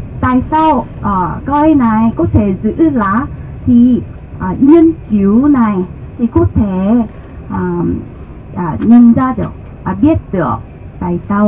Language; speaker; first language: Vietnamese; non-native, learner; Korean